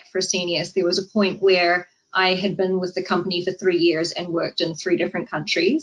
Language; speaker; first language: English; native; English